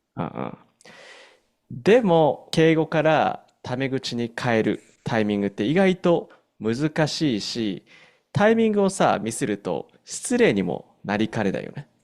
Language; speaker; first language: Japanese; native; Japanese